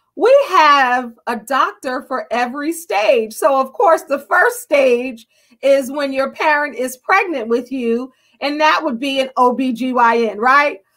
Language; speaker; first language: English; native; English